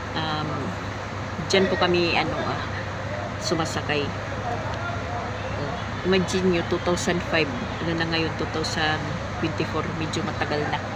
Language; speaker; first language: Filipino; non-native, local second language; Cebuano